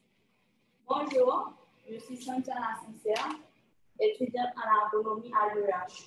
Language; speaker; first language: French; non-native, local second language; Haitian Creole